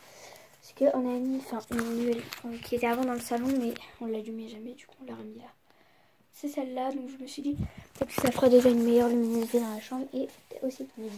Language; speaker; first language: French; native; French